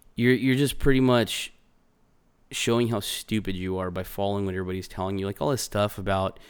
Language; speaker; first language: English; native; English